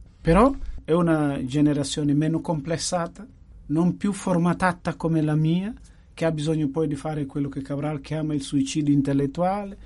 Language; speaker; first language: Italian; non-native, fluent; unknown